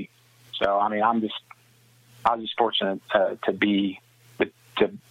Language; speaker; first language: English; native; English